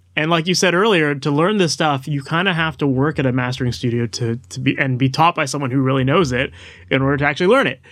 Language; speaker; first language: English; native; English